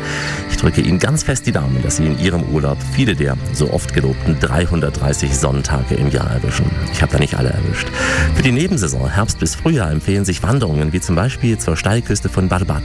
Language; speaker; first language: German; native; German